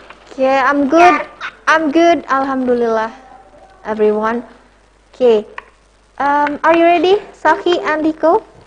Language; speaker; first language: English; non-native, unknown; Indonesian